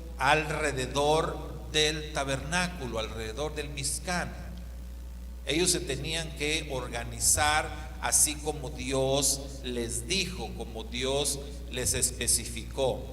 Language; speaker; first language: Spanish; native; Spanish